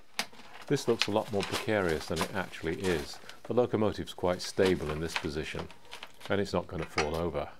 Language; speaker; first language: English; native; English